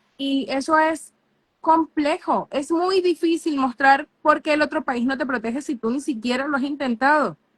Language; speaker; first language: Spanish; native; Spanish